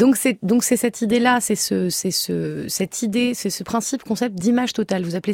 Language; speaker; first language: French; native; French